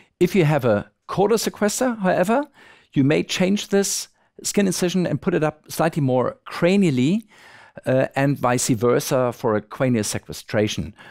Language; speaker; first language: English; non-native, fluent; German